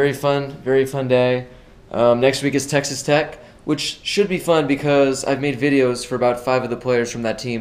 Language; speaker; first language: English; native; English